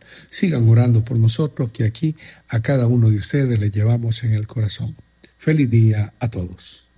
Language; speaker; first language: Spanish; native; Spanish